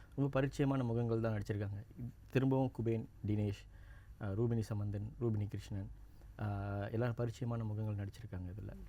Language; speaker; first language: Tamil; native; Tamil